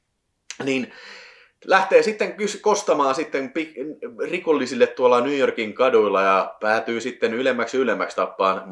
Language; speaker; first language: Finnish; native; Finnish